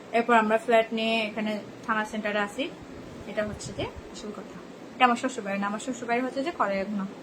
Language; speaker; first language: Bangla; non-native, local second language; Rohingya